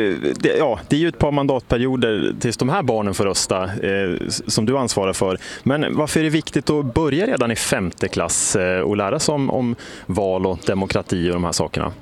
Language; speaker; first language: Swedish; native; Swedish